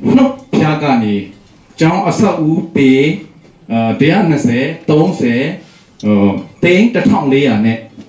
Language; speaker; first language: Burmese; non-native, local second language; Tedim Chin